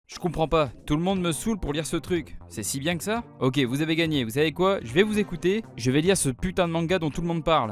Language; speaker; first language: French; native; French